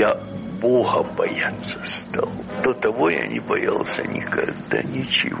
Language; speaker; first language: Russian; native; Russian